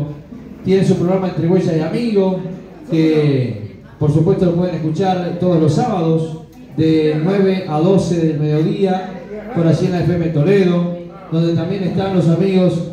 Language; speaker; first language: Spanish; native; Spanish